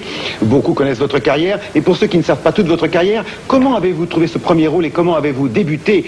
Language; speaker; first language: French; native; French